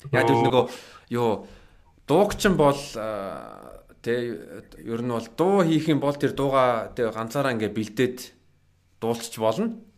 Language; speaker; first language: Mongolian; early bilingual, heritage; Mongolian